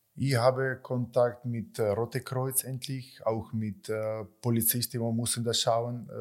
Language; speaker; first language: German; non-native, learner; Ukrainian